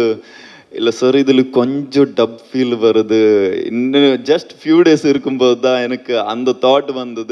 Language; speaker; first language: Tamil; non-native, fluent; Malayalam